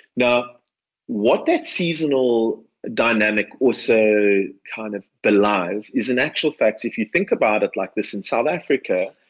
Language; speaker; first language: English; native; English